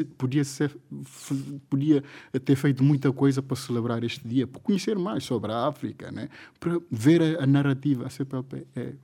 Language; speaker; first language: Portuguese; non-native, local second language; Upper Guinea Crioulo